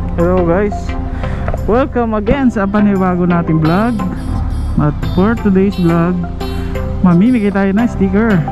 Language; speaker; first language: Filipino; native; Filipino